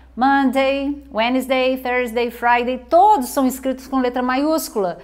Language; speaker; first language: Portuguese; native; Portuguese